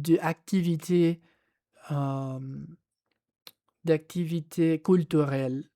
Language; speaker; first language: French; non-native, learner; Spanish